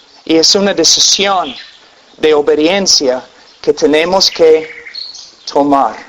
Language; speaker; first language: Spanish; non-native, fluent; English